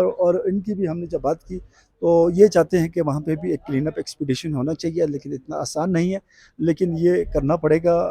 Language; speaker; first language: Hindi; non-native, local second language; Balti